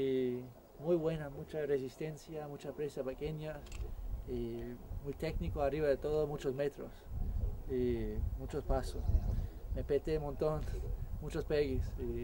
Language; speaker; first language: Spanish; non-native, fluent; English